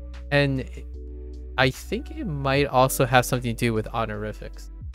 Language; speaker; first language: English; native; English